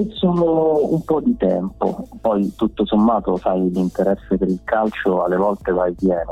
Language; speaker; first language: Italian; native; Italian